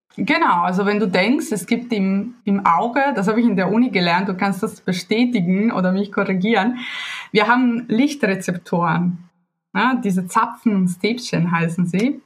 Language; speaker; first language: German; non-native, fluent; Italian